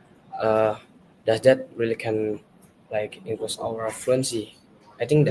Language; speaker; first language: English; non-native, learner; Indonesian